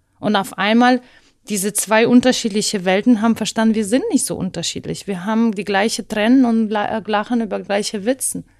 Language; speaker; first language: German; non-native, fluent; Ukrainian